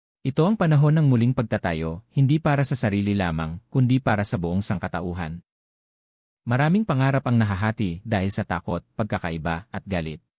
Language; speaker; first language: Filipino; native; Filipino